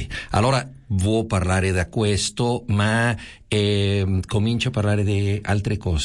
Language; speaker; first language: Italian; non-native, fluent; Spanish